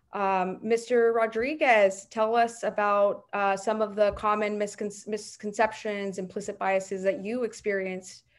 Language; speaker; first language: English; native; English